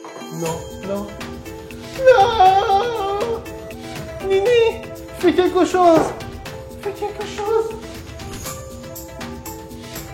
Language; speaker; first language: French; native; French